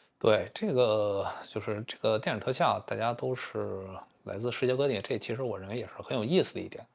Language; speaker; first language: Chinese; native; Chinese